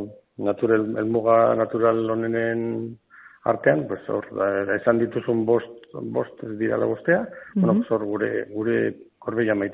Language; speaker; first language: Basque; non-native, local second language; Spanish